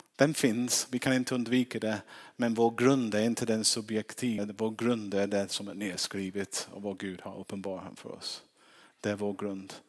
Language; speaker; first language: Swedish; non-native, fluent; English